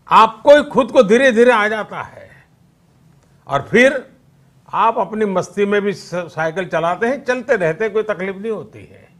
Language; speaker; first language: Hindi; native; Hindi